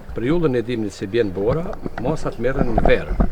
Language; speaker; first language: Albanian; native; Albanian